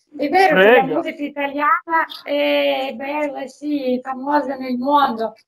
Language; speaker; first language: Italian; non-native, fluent; Russian